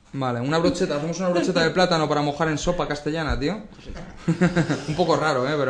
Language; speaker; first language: Spanish; native; Spanish